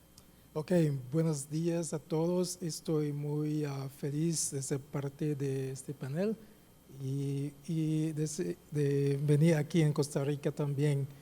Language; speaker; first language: Spanish; non-native, fluent; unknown